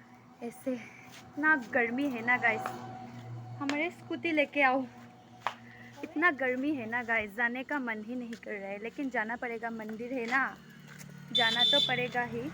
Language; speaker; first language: Hindi; non-native, local second language; Assamese